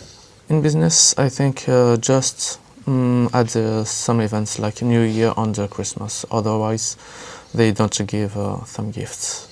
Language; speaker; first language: English; non-native, learner; French